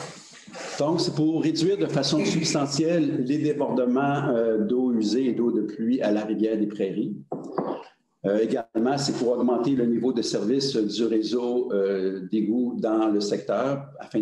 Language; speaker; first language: French; native; French